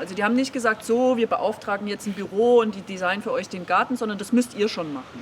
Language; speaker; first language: German; native; German